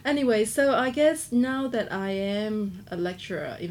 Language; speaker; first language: English; non-native, local second language; Cantonese